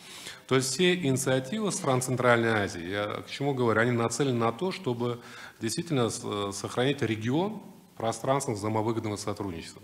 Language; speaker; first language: Russian; non-native, fluent; Korean